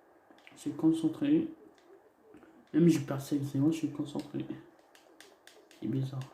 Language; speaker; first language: French; non-native, learner; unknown